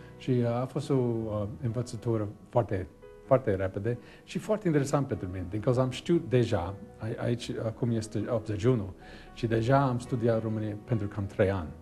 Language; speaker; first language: Romanian; non-native, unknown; English